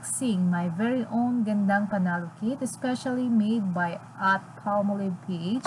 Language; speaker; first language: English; non-native, local second language; Filipino